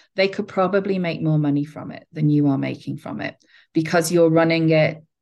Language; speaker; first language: English; native; English